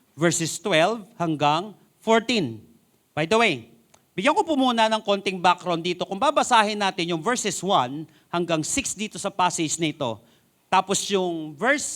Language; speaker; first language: Filipino; non-native, local second language; Iloko